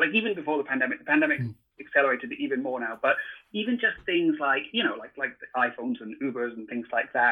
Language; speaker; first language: English; native; English